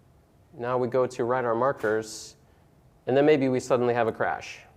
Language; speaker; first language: English; native; English